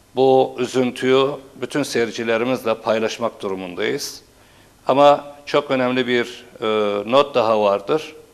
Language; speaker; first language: Turkish; non-native, local second language; Turoyo